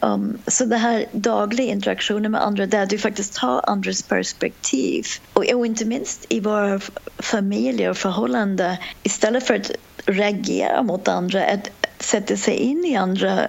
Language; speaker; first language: Swedish; non-native, fluent; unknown